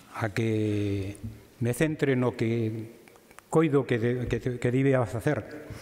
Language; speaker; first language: Spanish; non-native, local second language; Galician